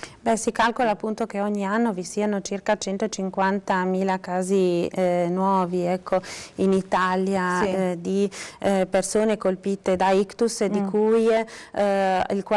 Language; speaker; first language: Italian; native; Italian